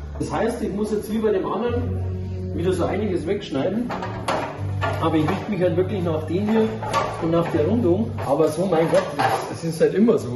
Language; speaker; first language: German; native; German